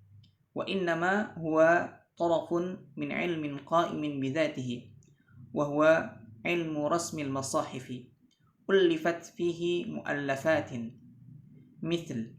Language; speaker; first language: Arabic; non-native, fluent; Indonesian